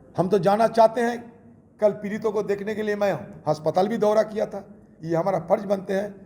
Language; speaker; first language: Hindi; non-native, local second language; Bangla